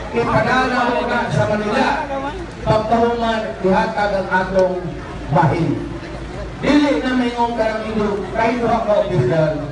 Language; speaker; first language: Cebuano; native; Cebuano